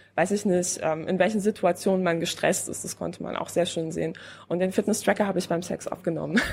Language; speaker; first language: German; non-native, fluent; Polish